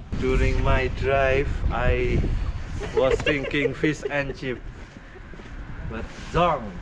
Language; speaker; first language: English; non-native, learner; Indonesian